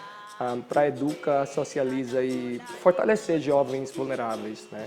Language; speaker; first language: Portuguese; non-native, fluent; Filipino